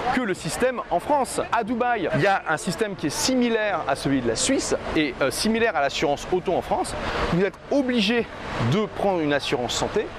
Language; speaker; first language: French; native; French